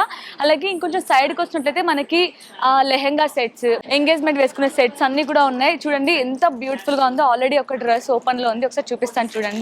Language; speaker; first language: Telugu; native; Telugu